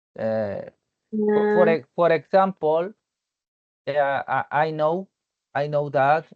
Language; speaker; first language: English; non-native, learner; Spanish